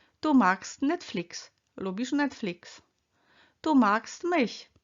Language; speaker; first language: German; non-native, fluent; Polish